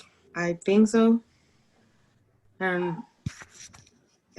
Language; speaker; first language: English; non-native, learner; Spanish